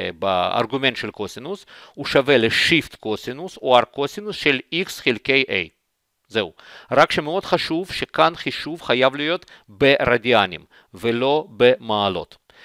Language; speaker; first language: Hebrew; non-native, fluent; Russian